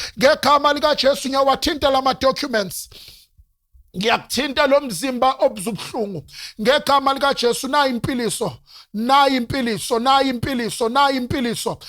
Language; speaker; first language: Zulu; non-native, local second language; Northern Sotho